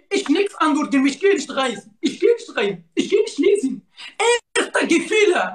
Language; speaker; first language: German; non-native, learner; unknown